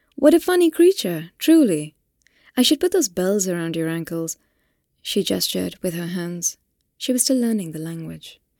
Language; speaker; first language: English; non-native, local second language; Hindi